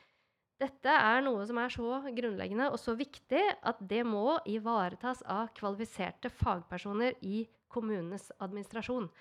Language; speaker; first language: Norwegian; native; Norwegian